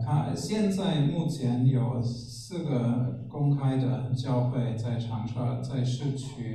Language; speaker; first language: Chinese; non-native, fluent; German